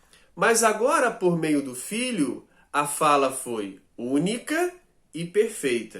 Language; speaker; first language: Portuguese; native; Portuguese